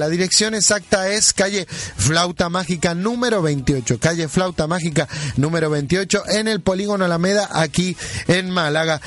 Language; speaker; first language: Spanish; native; Spanish